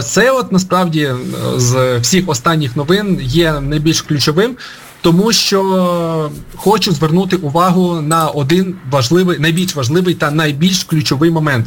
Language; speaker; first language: Ukrainian; native; Ukrainian